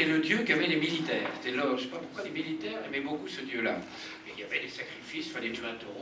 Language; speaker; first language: French; native; French